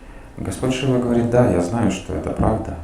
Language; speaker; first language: Russian; native; Russian